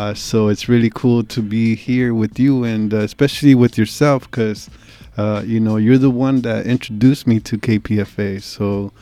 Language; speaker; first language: English; early bilingual, other home language; Spanish